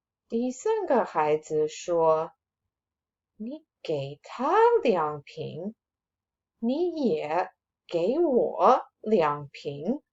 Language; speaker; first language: Chinese; non-native, fluent; English